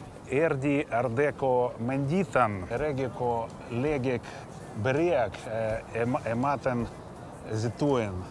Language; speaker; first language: Basque; non-native, learner; Russian